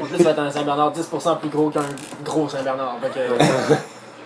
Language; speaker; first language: French; native; French